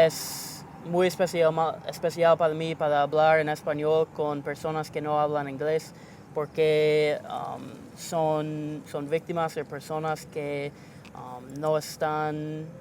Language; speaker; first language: Spanish; non-native, learner; English